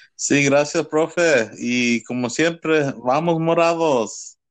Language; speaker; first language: Spanish; early bilingual, heritage; Spanish